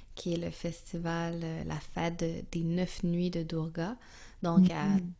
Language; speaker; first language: French; native; French